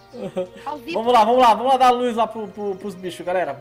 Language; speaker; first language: Portuguese; native; Portuguese